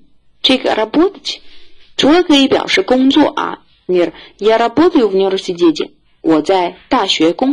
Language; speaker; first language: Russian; non-native, fluent; Chinese